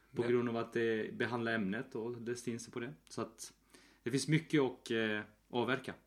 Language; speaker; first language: Swedish; early bilingual, other home language; Spanish